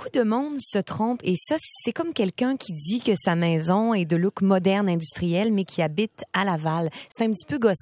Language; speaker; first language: French; native; French